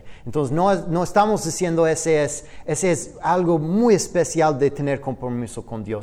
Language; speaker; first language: Spanish; non-native, fluent; English